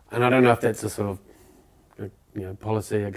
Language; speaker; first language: English; native; English